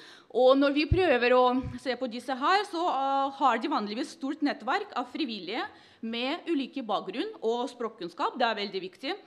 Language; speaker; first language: Norwegian; non-native, fluent; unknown